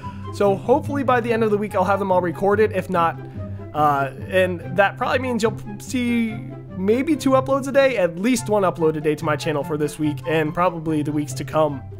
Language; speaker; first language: English; native; English